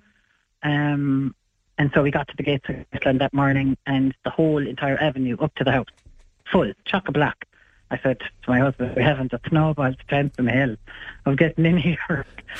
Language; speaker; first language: English; native; English